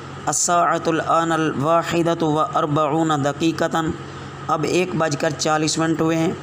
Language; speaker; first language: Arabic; non-native, fluent; Urdu